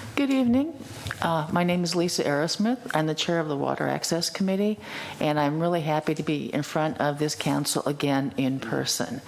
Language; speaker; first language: English; native; English